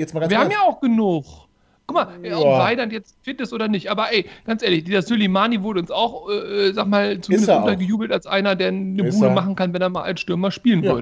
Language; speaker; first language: German; native; German